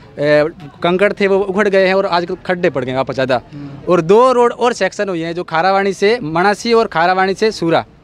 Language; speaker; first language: Hindi; native; Hindi